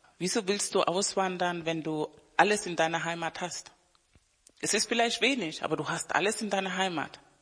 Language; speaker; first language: German; non-native, fluent; Spanish